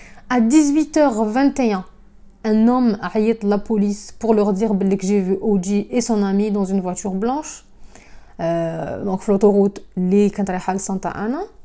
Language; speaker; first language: French; non-native, local second language; Arabic